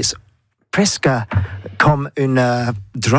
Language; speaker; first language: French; non-native, learner; English